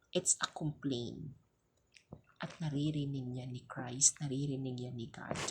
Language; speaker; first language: Filipino; non-native, local second language; Cebuano